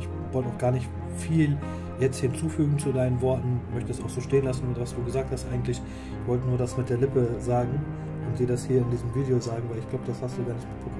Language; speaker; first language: German; native; German